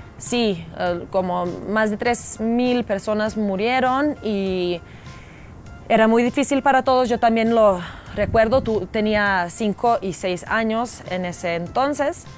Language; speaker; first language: Spanish; non-native, fluent; Serbian